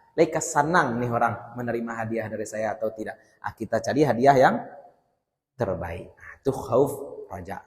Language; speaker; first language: Malay; non-native, local second language; Minangkabau